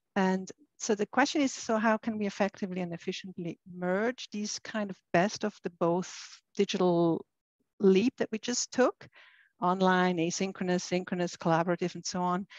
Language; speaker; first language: English; non-native, fluent; German